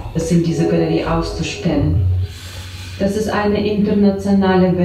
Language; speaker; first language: German; non-native, learner; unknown